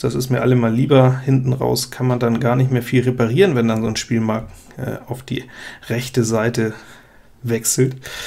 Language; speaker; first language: German; native; German